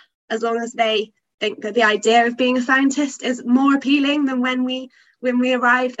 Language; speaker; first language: English; native; English